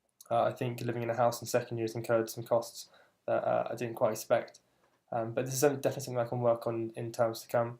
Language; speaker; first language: English; native; English